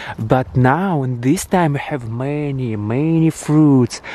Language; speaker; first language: English; non-native, learner; Russian